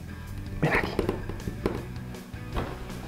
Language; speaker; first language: Spanish; native; Spanish